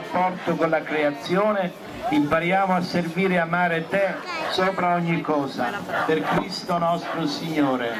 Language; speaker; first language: Italian; native; Italian